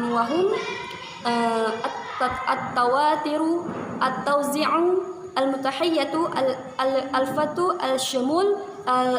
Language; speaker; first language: Arabic; non-native, learner; Indonesian